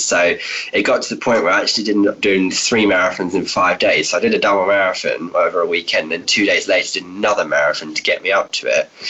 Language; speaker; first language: English; native; English